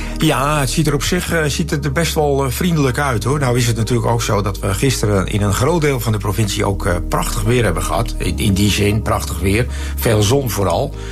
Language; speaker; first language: Dutch; native; Dutch